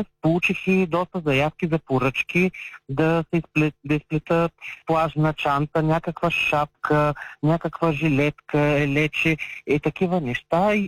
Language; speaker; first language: Bulgarian; native; Bulgarian